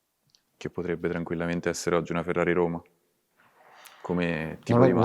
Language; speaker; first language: Italian; native; Italian